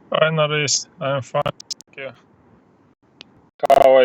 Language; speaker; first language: English; non-native, learner; Ukrainian